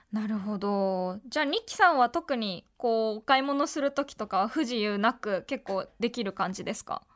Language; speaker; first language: Japanese; native; Japanese